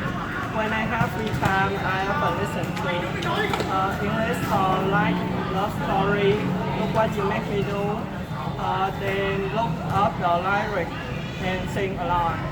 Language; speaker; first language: English; non-native, learner; Vietnamese